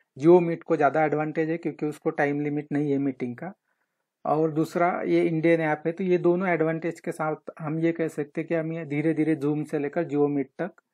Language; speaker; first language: Hindi; non-native, local second language; Marathi